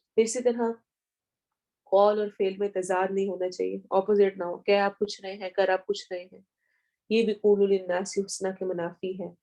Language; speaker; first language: Urdu; native; Urdu